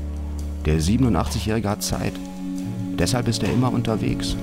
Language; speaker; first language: German; native; German